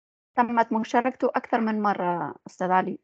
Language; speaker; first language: Arabic; native; Arabic